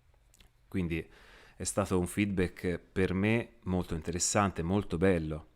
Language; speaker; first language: Italian; native; Italian